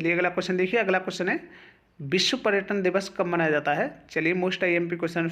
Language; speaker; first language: Hindi; native; Hindi